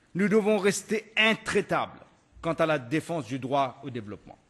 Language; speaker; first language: French; non-native, local second language; Morisyen